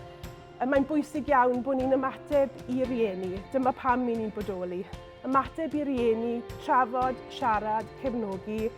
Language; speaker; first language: Welsh; native; Welsh